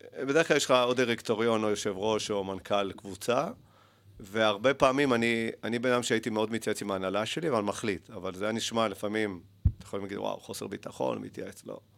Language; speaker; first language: Hebrew; early bilingual, other home language; Spanish